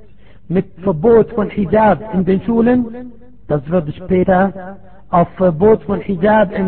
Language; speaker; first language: German; non-native, fluent; Arabic